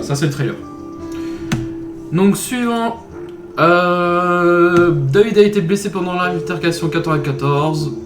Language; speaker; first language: French; native; French